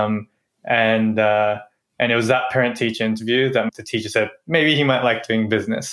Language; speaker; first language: English; native; English